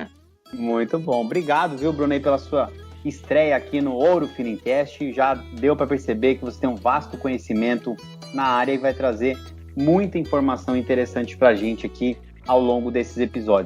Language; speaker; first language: Portuguese; native; Portuguese